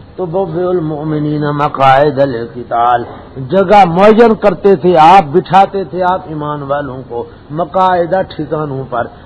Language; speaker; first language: Urdu; non-native, local second language; Punjabi